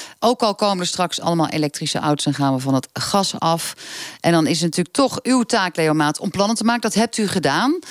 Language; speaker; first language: Dutch; native; Dutch